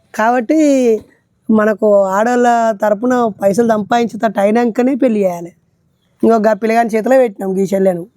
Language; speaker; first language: Telugu; native; Telugu